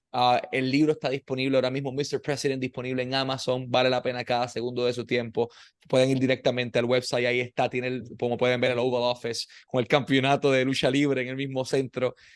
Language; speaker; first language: Spanish; native; Spanish